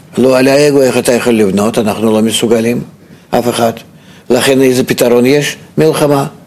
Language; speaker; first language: Hebrew; non-native, fluent; Russian